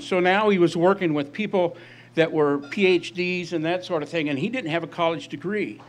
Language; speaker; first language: English; native; English